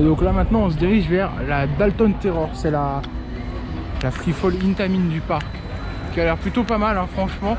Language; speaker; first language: French; native; French